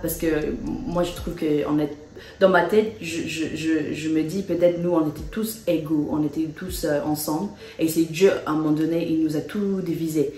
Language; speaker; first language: French; non-native, fluent; English